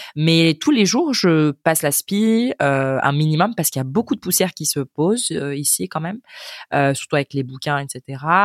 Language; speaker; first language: French; native; French